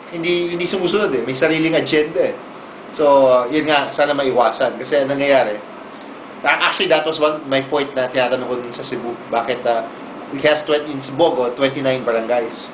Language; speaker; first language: Filipino; native; Filipino